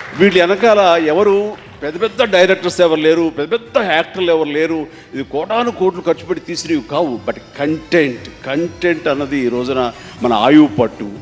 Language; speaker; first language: Telugu; native; Telugu